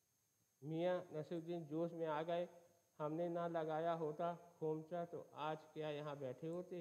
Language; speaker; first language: Hindi; native; Hindi